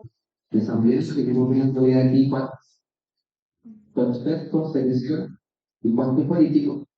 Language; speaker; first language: Spanish; native; Spanish